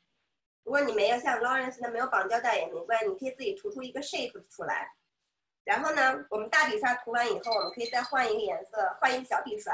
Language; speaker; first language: Chinese; native; Chinese